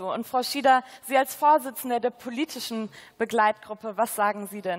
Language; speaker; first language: German; native; German